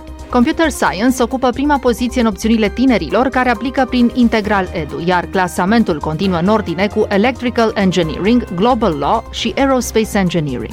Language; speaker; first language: Romanian; native; Romanian